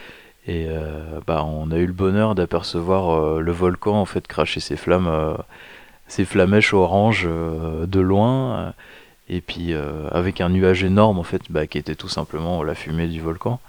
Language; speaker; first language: French; native; French